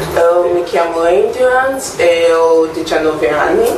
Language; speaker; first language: Italian; non-native, learner; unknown